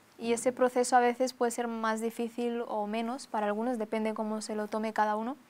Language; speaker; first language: Spanish; early bilingual, other home language; Romanian